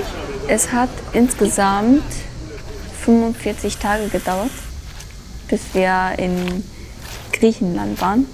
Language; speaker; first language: German; early bilingual, other home language; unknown